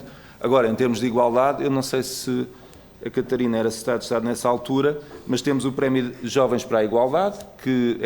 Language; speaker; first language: Portuguese; native; Portuguese